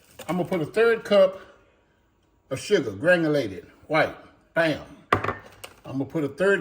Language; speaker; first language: English; native; English